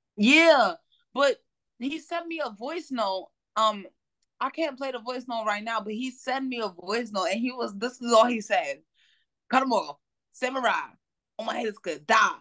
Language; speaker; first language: English; native; English